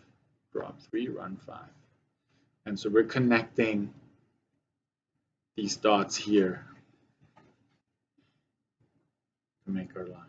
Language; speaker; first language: English; native; English